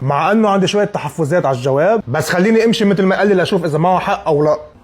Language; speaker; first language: Arabic; native; Arabic